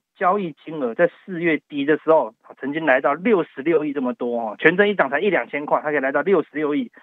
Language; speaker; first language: Chinese; native; Chinese